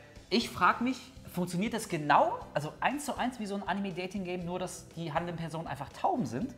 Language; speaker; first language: German; native; German